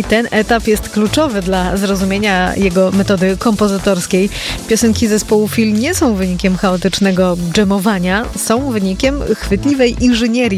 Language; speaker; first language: Polish; native; Polish